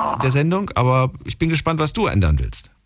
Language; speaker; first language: German; native; German